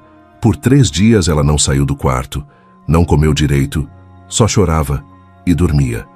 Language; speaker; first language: Portuguese; native; Portuguese